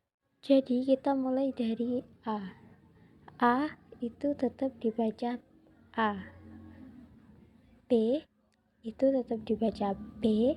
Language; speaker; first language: Indonesian; native; Indonesian